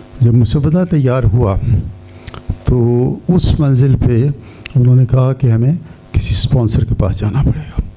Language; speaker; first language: Urdu; native; Urdu